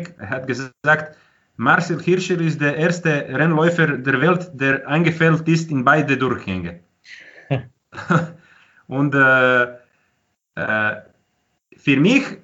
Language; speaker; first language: German; non-native, fluent; Croatian